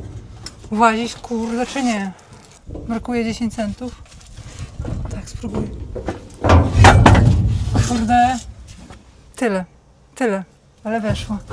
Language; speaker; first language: Polish; native; Polish